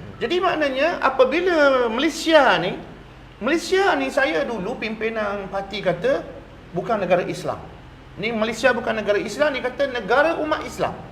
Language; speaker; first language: Malay; native; Malay